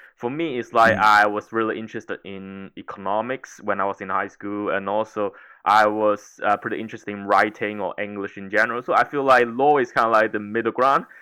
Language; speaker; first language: English; non-native, local second language; Cantonese